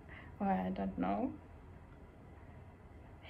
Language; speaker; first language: English; non-native, fluent; Arabic